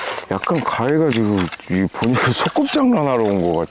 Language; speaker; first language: Korean; native; Korean